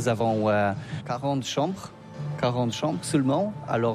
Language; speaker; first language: French; non-native, learner; Polish